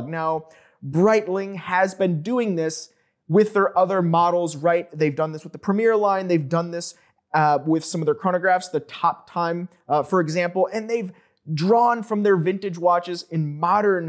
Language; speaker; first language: English; native; English